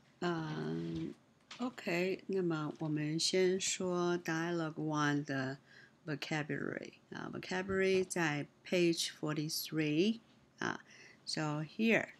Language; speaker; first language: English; non-native, learner; Chinese